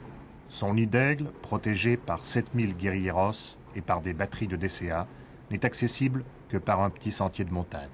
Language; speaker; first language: French; native; French